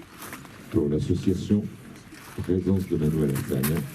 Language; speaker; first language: French; native; French